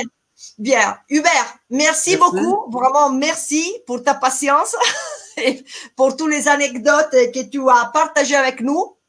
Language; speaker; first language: French; non-native, fluent; Italian